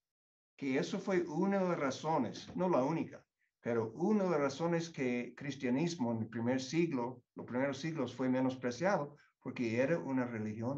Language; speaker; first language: Spanish; non-native, fluent; English